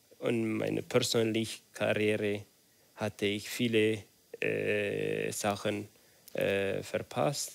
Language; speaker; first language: German; non-native, learner; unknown